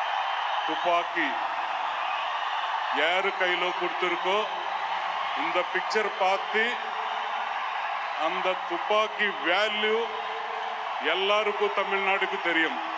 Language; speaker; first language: Tamil; non-native, learner; Telugu